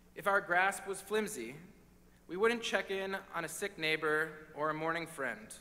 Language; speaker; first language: English; native; English